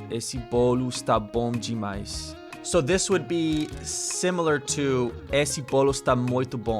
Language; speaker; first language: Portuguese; non-native, learner; English